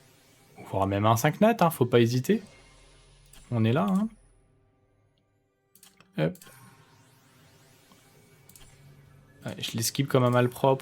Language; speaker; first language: French; native; French